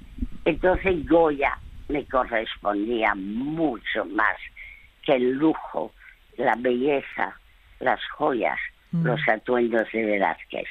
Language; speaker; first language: Spanish; early bilingual, other home language; French